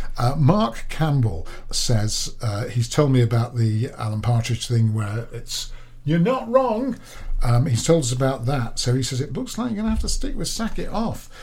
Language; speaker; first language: English; native; English